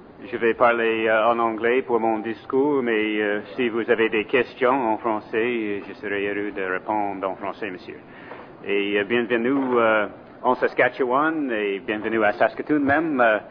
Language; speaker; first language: French; non-native, fluent; English